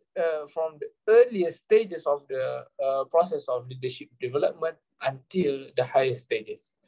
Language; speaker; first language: English; non-native, local second language; Malay